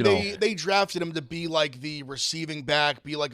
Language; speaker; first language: English; native; English